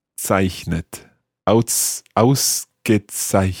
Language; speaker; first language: German; non-native, learner; English